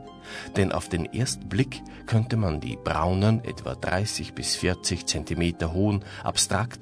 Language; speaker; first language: German; native; German